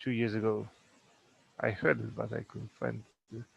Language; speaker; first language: English; non-native, learner; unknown